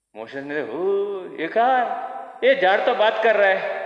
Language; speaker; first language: Hindi; non-native, local second language; Kannada